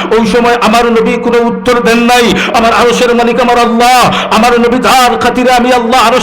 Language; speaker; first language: Bangla; non-native, local second language; Sylheti